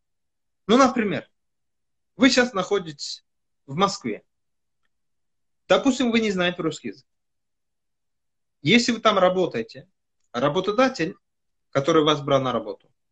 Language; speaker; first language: Russian; non-native, fluent; Kyrgyz